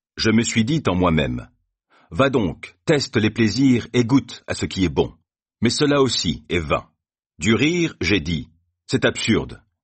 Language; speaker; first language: French; native; French